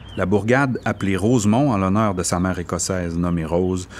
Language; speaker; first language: French; native; French